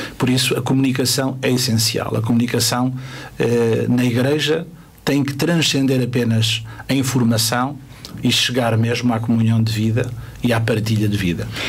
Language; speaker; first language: Portuguese; native; Portuguese